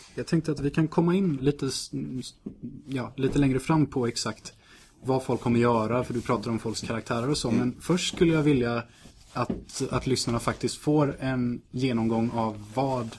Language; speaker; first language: Swedish; native; Swedish